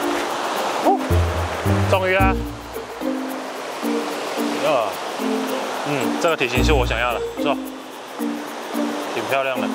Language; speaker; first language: Chinese; native; Chinese